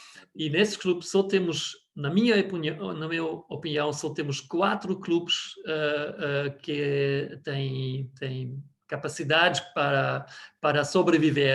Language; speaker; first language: Portuguese; non-native, fluent; German